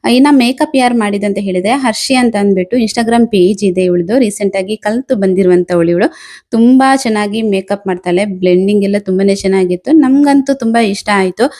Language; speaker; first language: Kannada; non-native, local second language; Tulu